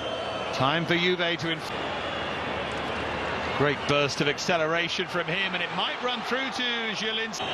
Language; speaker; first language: English; native; English